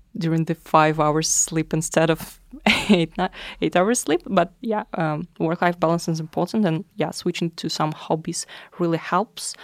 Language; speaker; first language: English; non-native, fluent; Russian